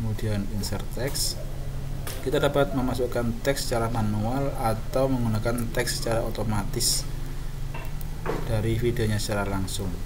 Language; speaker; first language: Indonesian; native; Indonesian